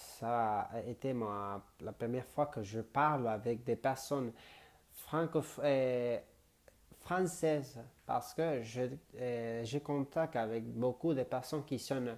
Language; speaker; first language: French; non-native, learner; Spanish